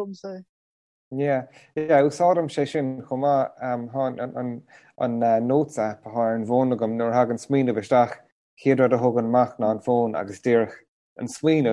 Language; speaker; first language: Irish; non-native, local second language; English